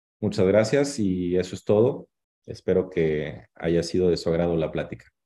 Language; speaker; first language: Spanish; native; Spanish